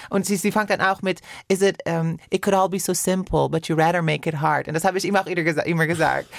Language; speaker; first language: German; non-native, fluent; Persian